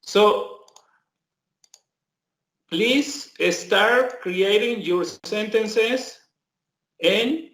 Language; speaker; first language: English; non-native, fluent; Spanish